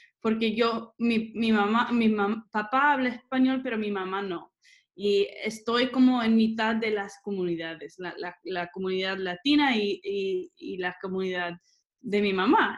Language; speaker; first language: Spanish; early bilingual, other home language; English